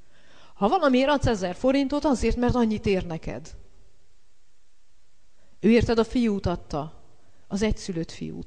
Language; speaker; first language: Hungarian; native; Hungarian